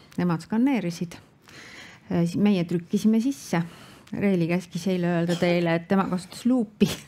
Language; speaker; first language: Estonian; native; Estonian